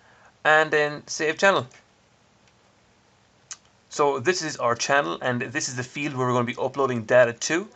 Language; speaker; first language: English; native; English